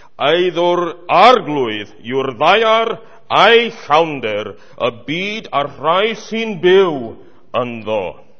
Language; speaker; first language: Welsh; non-native, fluent; English